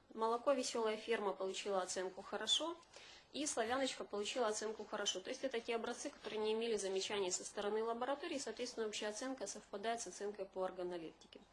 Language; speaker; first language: Russian; native; Russian